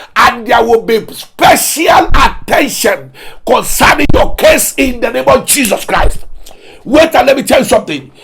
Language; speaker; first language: English; non-native, local second language; Yoruba